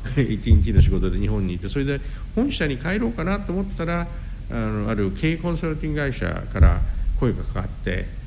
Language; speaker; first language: Japanese; non-native, fluent; English